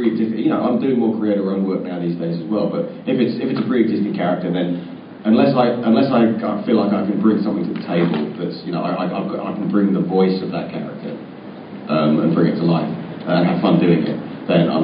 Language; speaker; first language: English; native; English